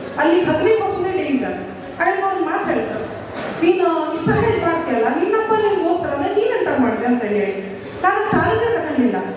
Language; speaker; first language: Kannada; native; Kannada